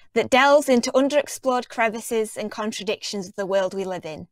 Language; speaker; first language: English; native; English